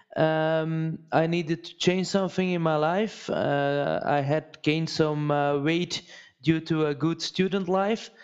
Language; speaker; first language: English; non-native, fluent; Dutch